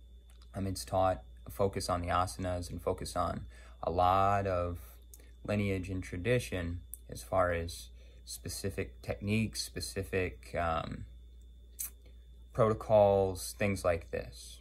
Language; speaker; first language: English; native; English